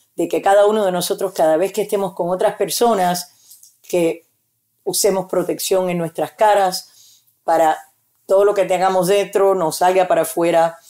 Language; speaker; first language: Spanish; early bilingual, heritage; Spanish